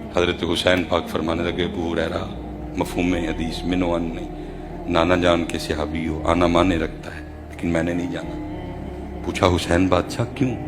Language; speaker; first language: Urdu; non-native, local second language; Punjabi